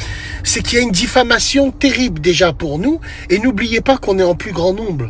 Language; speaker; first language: French; native; French